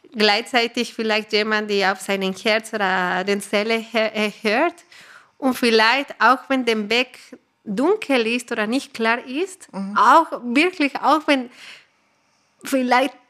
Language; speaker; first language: German; non-native, fluent; Spanish